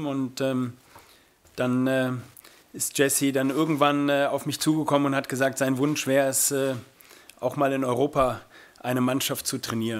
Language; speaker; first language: German; native; German